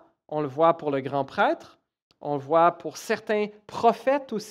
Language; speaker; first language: French; native; French